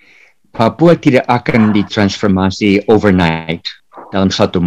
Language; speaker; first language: Indonesian; non-native, fluent; English